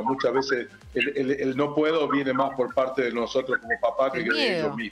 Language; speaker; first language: Spanish; native; Spanish